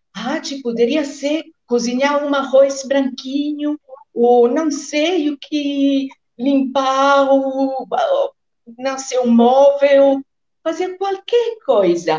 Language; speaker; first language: Portuguese; non-native, fluent; Italian